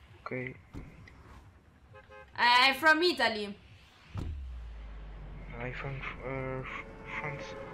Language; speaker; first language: English; non-native, learner; Italian